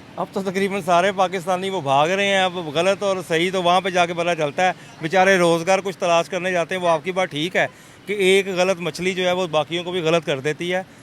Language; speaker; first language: Urdu; non-native, local second language; Punjabi